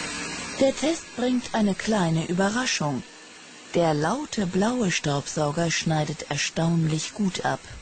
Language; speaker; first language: German; native; German